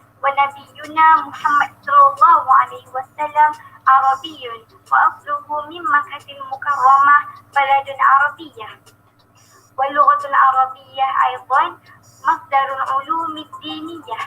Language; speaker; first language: Arabic; non-native, learner; Malay